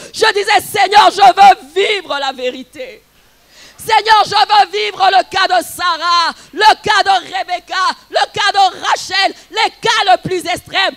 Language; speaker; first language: French; non-native, local second language; Lingala